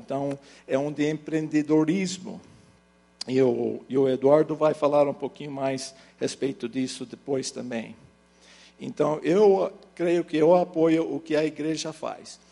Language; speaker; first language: Portuguese; early bilingual, other home language; English